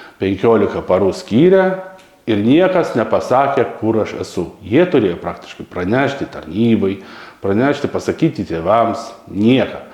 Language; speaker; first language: Lithuanian; native; Lithuanian